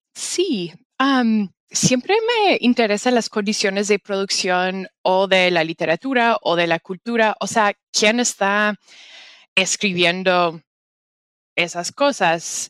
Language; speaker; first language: Spanish; non-native, fluent; English